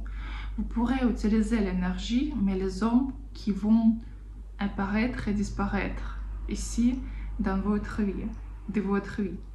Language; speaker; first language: French; non-native, fluent; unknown